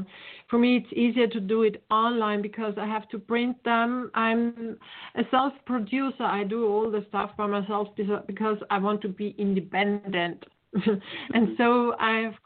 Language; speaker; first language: English; non-native, fluent; German